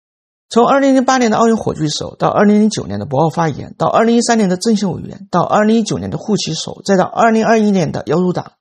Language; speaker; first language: Chinese; native; Chinese